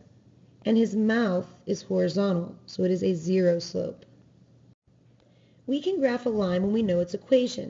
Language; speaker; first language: English; native; English